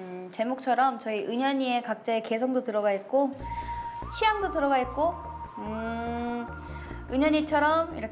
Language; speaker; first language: Korean; non-native, fluent; Japanese